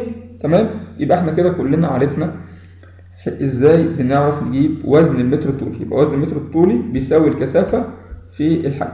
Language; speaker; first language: Arabic; native; Arabic